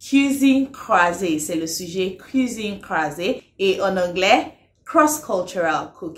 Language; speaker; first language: French; non-native, fluent; English